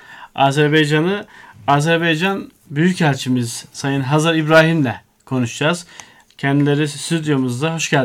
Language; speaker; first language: Turkish; native; Turkish